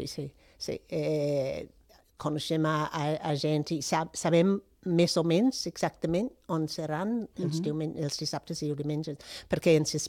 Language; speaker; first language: Catalan; non-native, fluent; English